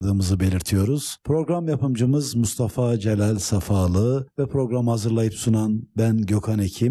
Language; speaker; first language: Turkish; native; Turkish